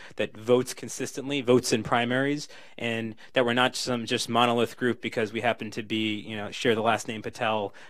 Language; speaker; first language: English; native; English